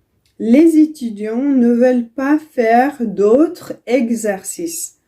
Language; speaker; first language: French; non-native, fluent; Tigrinya